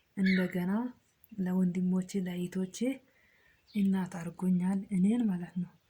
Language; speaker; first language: Amharic; non-native, local second language; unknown